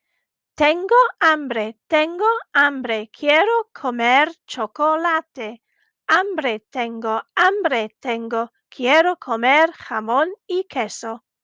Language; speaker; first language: Spanish; non-native, fluent; English